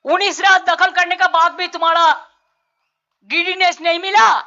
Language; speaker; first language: Hindi; non-native, local second language; Bangla